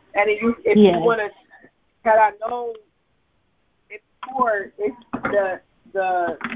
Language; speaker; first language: English; early bilingual, other home language; Krio